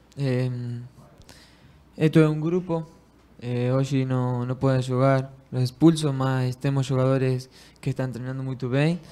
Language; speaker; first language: Portuguese; non-native, learner; Spanish